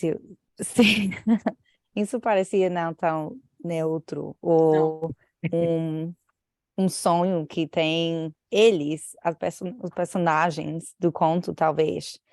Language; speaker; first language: Portuguese; non-native, fluent; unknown